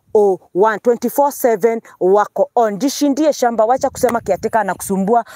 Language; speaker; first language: Swahili; non-native, local second language; Kikuyu